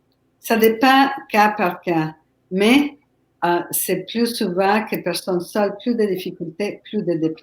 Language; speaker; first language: French; non-native, fluent; Spanish